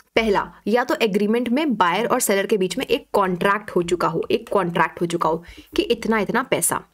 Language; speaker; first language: Hindi; native; Hindi